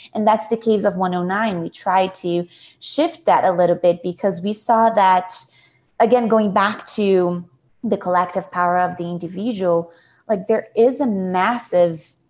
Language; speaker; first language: English; non-native, fluent; Portuguese